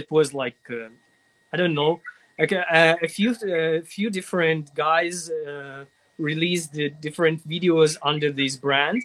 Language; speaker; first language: English; non-native, learner; Russian